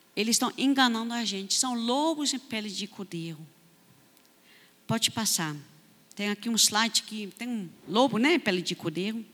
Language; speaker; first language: Portuguese; non-native, fluent; Dutch